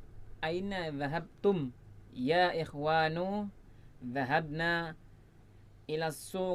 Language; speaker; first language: Arabic; non-native, learner; Indonesian